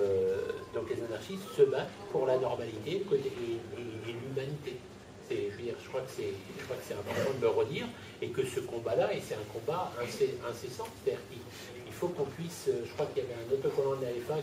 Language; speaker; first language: French; native; French